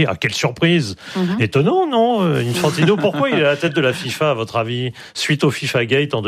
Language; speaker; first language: French; native; French